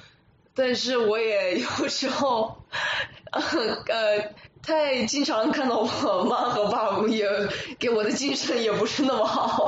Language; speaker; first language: Chinese; early bilingual, other home language; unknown